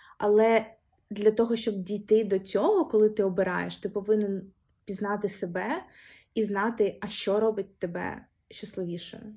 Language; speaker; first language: Ukrainian; non-native, local second language; Russian